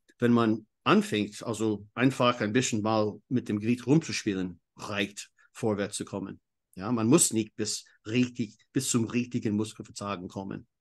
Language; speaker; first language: German; non-native, fluent; English